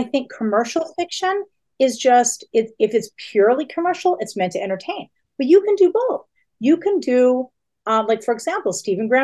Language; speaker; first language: English; native; English